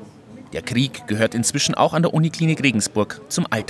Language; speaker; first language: German; native; German